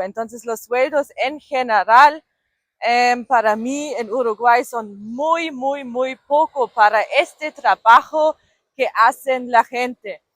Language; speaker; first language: Spanish; non-native, fluent; German